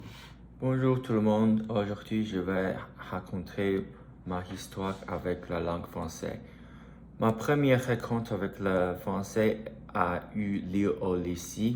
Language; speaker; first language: French; non-native, learner; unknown